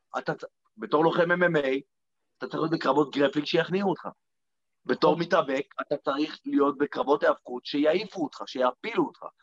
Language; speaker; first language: Hebrew; native; Hebrew